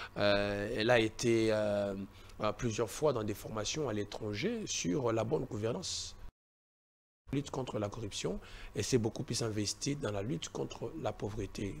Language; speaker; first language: French; non-native, local second language; Luba-Lulua